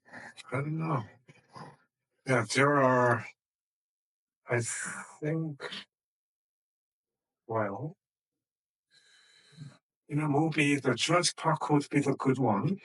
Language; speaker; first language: English; non-native, fluent; Korean